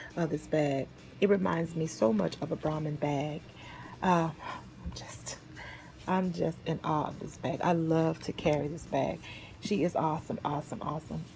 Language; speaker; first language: English; native; English